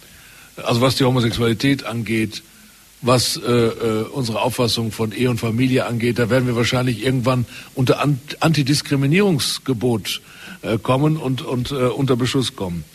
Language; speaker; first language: German; native; German